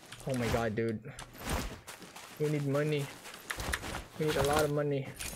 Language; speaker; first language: English; non-native, local second language; Filipino